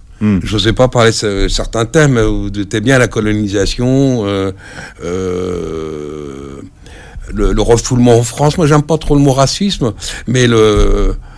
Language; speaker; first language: French; early bilingual, other home language; Arabic